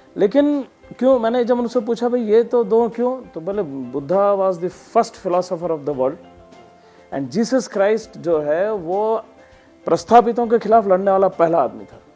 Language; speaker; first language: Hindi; non-native, local second language; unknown